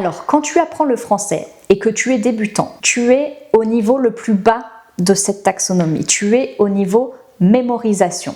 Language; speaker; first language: French; native; French